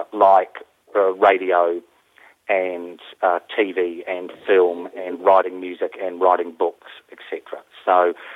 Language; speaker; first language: English; native; English